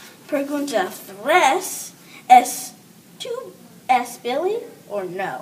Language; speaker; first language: Spanish; non-native, learner; English